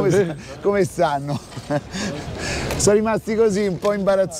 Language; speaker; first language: Italian; native; Italian